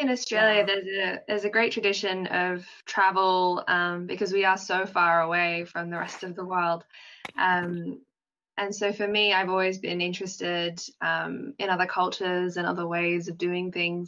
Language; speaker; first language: English; native; English